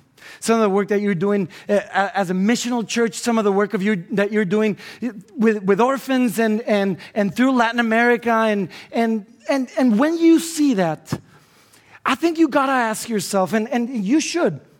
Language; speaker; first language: English; non-native, fluent; Spanish